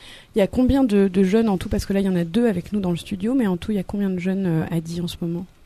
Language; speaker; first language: French; native; French